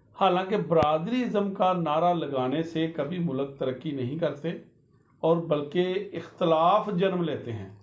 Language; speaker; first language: Urdu; non-native, local second language; Punjabi